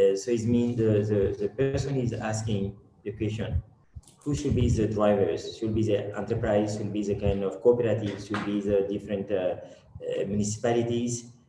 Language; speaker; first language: English; non-native, fluent; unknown